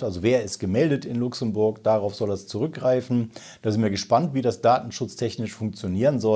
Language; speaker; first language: German; native; German